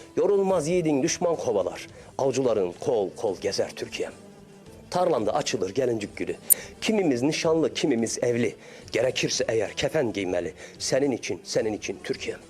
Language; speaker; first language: Turkish; early bilingual, heritage; Arabic